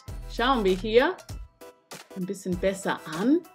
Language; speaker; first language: German; non-native, fluent; English